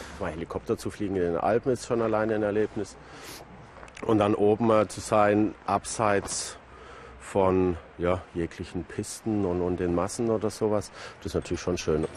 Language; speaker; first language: German; native; German